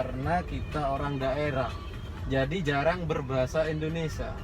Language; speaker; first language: Indonesian; non-native, local second language; Javanese